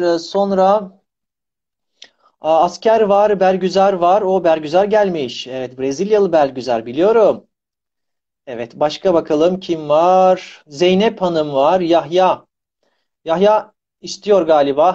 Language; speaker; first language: Turkish; native; Turkish